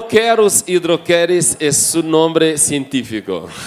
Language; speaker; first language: Spanish; non-native, fluent; Portuguese